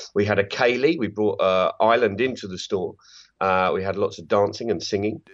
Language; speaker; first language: English; native; English